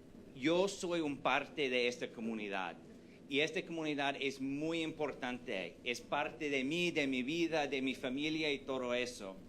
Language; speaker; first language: Spanish; non-native, fluent; English